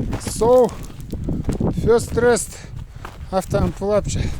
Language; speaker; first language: English; non-native, learner; Russian